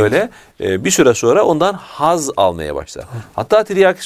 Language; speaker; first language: Turkish; native; Turkish